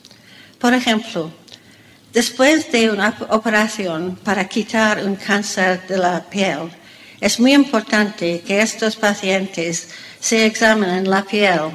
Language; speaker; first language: Spanish; non-native, fluent; English